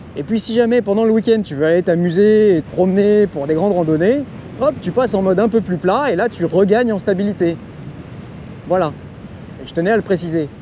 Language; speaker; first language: French; native; French